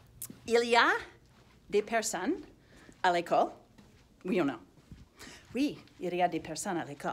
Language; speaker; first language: French; non-native, fluent; English